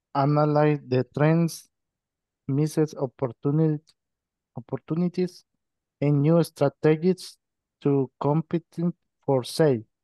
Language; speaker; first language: English; non-native, learner; Spanish